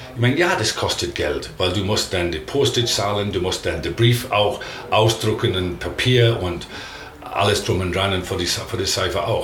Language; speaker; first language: German; non-native, learner; English